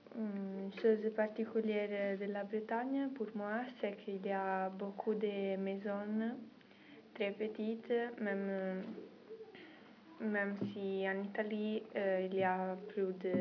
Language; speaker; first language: French; non-native, learner; Italian